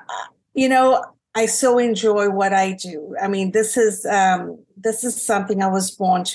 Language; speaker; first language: English; native; English